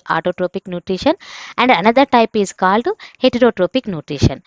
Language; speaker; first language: English; non-native, local second language; Telugu